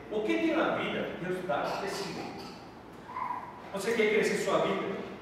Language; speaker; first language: Portuguese; non-native, fluent; Korean